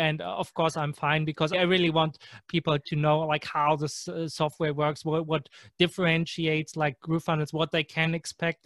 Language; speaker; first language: English; non-native, fluent; German